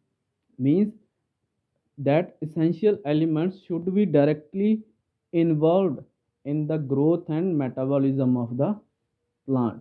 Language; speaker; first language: English; non-native, local second language; Punjabi